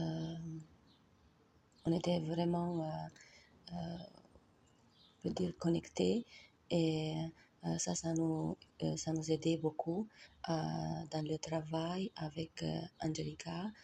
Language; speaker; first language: French; non-native, learner; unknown